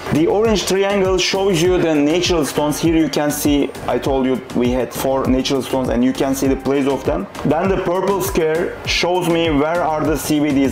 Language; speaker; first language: English; non-native, fluent; Turkish